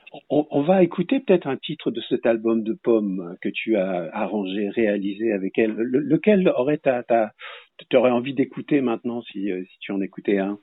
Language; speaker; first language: French; native; French